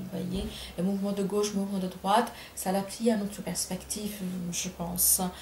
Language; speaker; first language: French; non-native, fluent; Bangla